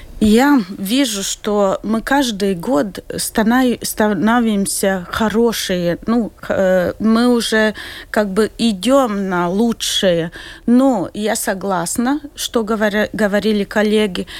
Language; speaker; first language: Russian; non-native, local second language; Latvian